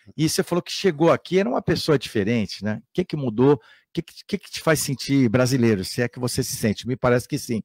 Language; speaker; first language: Portuguese; native; Portuguese